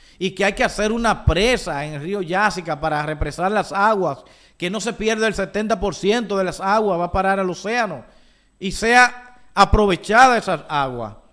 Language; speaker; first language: Spanish; native; Spanish